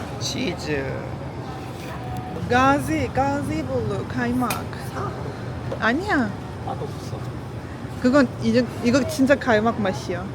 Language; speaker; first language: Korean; non-native, fluent; Turkish